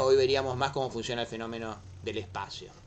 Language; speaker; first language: Spanish; native; Spanish